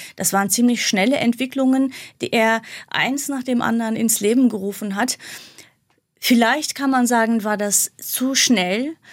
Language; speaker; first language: German; non-native, fluent; Kurdish